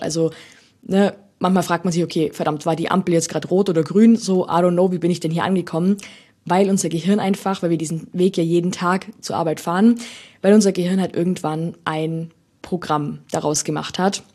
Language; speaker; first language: German; native; German